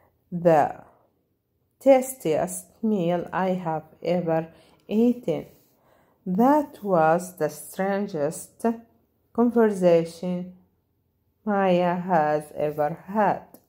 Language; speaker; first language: English; non-native, fluent; Arabic